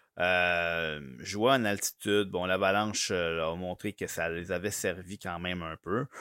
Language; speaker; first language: French; native; French